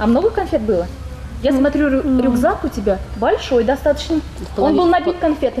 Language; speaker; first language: Russian; native; Russian